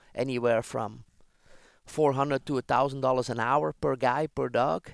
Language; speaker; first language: English; non-native, fluent; Dutch